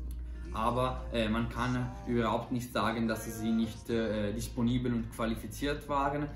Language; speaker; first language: German; non-native, fluent; Italian